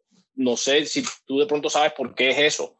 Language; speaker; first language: Spanish; native; Spanish